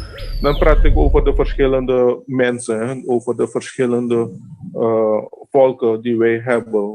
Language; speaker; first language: Dutch; non-native, local second language; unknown